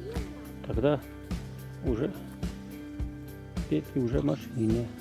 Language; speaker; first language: Russian; early bilingual, heritage; Russian